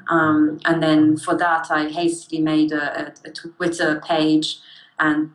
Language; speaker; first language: English; early bilingual, other home language; German